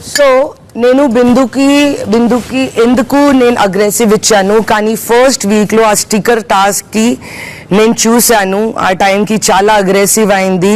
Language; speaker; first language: Telugu; non-native, fluent; Hindi